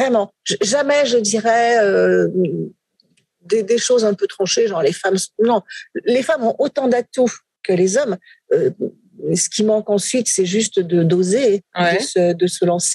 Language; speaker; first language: French; native; French